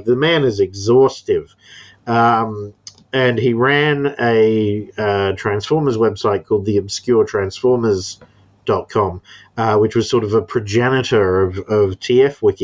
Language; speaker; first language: English; native; English